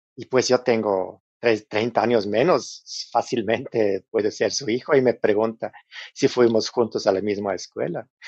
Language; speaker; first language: Spanish; non-native, fluent; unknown